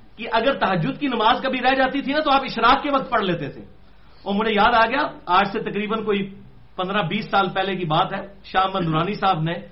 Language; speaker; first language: Urdu; native; Urdu